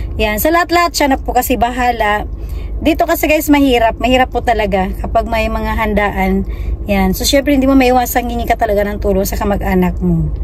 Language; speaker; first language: Filipino; non-native, local second language; Cebuano